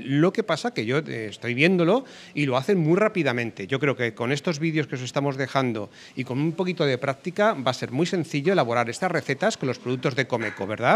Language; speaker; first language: Spanish; native; Spanish